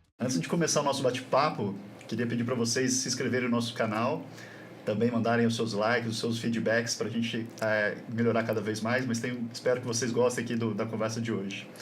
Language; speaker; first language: Portuguese; native; Portuguese